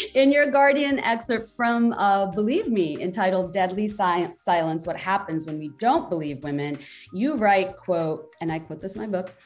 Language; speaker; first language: English; non-native, local second language; Bangla